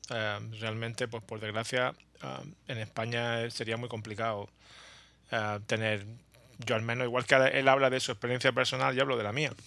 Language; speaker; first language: Spanish; native; Spanish